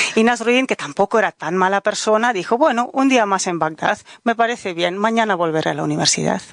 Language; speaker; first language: Spanish; non-native, fluent; Dutch